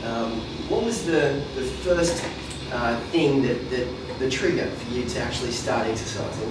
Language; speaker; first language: English; native; English